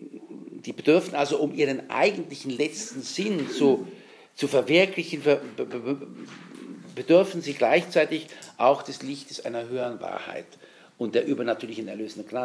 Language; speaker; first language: German; native; German